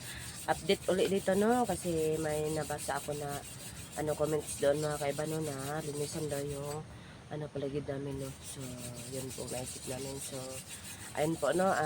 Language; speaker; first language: Filipino; non-native, local second language; Cebuano